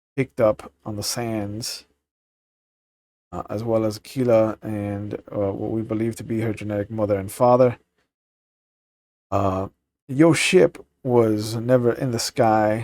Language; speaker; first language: English; native; English